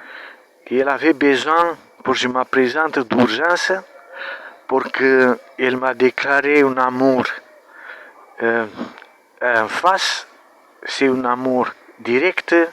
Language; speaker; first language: French; non-native, learner; Romanian